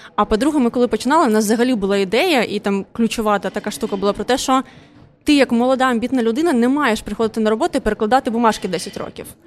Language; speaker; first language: Ukrainian; non-native, local second language; Russian